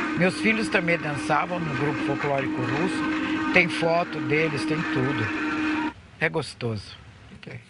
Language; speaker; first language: Portuguese; non-native, fluent; Russian